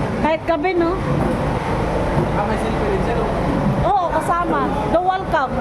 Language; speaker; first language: Filipino; non-native, local second language; Cebuano